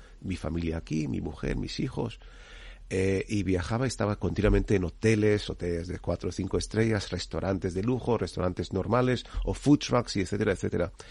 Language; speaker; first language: Spanish; non-native, fluent; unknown